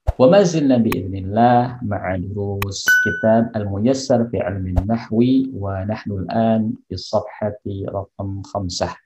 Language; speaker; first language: Arabic; non-native, fluent; Indonesian